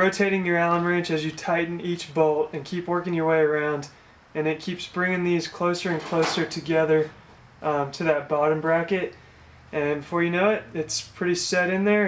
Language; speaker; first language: English; native; English